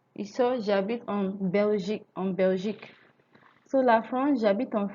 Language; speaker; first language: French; non-native, fluent; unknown